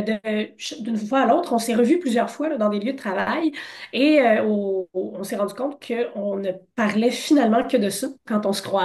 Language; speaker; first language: French; non-native, fluent; English